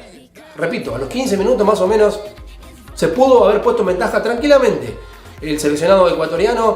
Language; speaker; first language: Spanish; native; Spanish